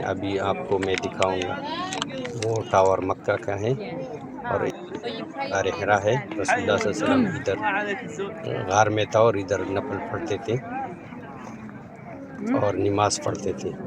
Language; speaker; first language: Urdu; non-native, local second language; Pashto